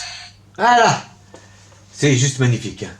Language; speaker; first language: French; native; French